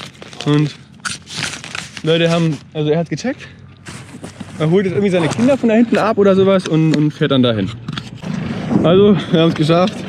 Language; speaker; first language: German; native; German